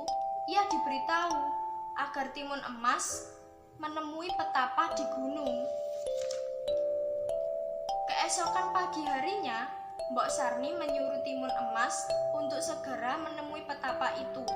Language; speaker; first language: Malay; non-native, local second language; Javanese